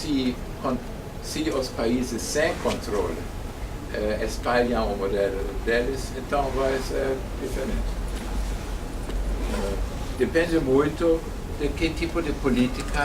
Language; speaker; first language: Portuguese; non-native, fluent; German